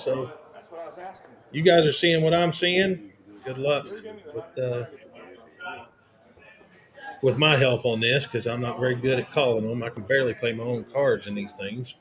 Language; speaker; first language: English; native; English